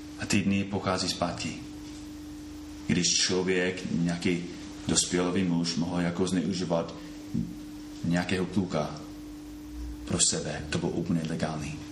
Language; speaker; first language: Czech; non-native, fluent; English